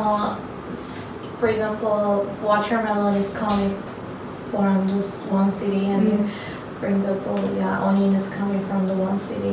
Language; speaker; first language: English; non-native, learner; Turkish